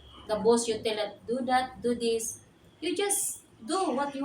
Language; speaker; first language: English; non-native, local second language; Cebuano